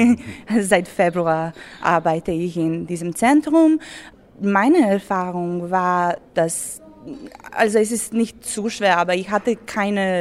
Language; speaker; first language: German; non-native, learner; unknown